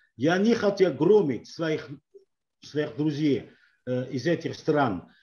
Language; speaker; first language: Russian; non-native, learner; French